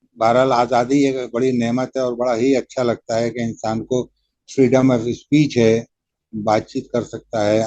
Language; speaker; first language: Urdu; native; Urdu